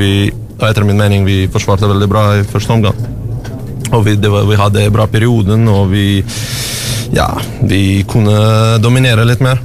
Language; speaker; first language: Norwegian; non-native, learner; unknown